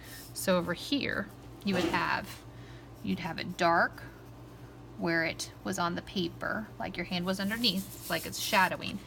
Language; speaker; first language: English; native; English